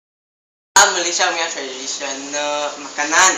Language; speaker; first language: Indonesian; non-native, learner; Chinese